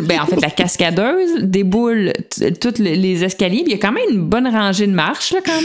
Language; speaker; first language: French; native; French